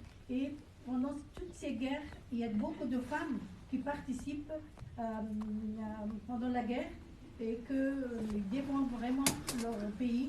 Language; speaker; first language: French; non-native, fluent; Persian